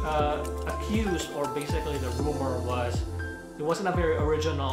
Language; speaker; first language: English; non-native, local second language; Filipino